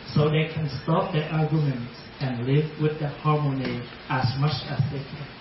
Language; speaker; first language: English; early bilingual, other home language; Vietnamese